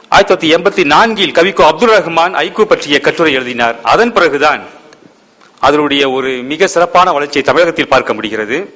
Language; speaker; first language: Tamil; early bilingual, heritage; Tamil